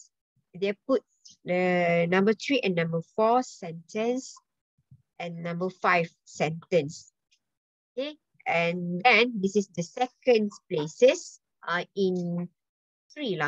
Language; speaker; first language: English; non-native, local second language; Malay